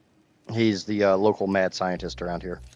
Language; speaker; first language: English; native; English